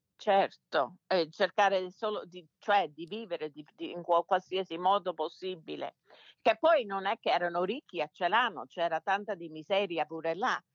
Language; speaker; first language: Italian; early bilingual, heritage; Italian